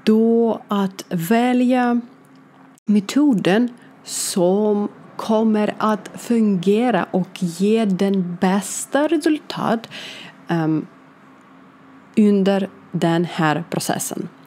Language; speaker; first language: Swedish; non-native, learner; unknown